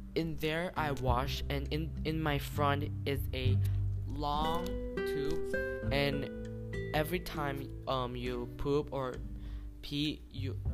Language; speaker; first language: English; non-native, learner; Chinese